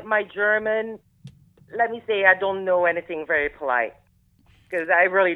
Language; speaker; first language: English; non-native, fluent; Dutch